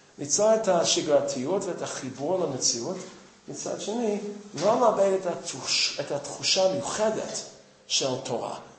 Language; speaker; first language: Hebrew; non-native, fluent; English